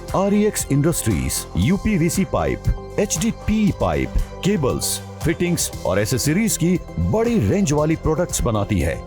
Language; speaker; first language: Hindi; native; Hindi